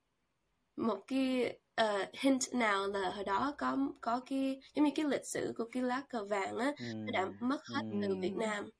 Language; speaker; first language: Vietnamese; early bilingual, heritage; Vietnamese